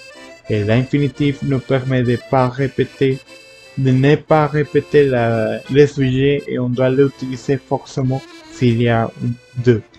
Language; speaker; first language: French; non-native, learner; Spanish